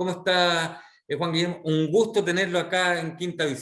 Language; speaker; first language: Spanish; native; Spanish